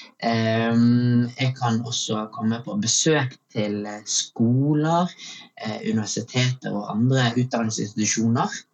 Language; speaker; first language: Norwegian; early bilingual, other home language; Tamil